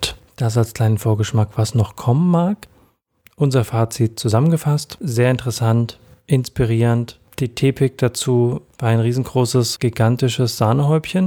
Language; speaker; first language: German; native; German